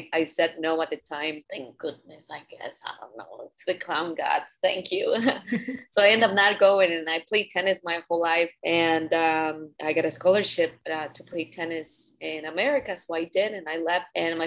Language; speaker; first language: English; non-native, fluent; Spanish